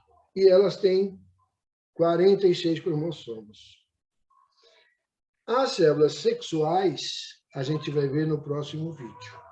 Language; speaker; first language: Portuguese; native; Portuguese